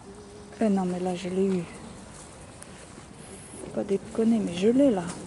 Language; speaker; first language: French; native; French